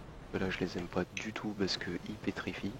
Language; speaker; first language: French; native; French